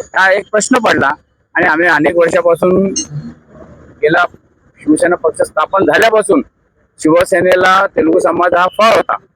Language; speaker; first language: Marathi; non-native, local second language; Telugu